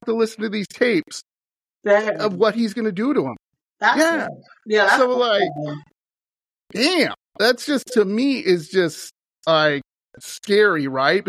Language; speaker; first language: English; native; English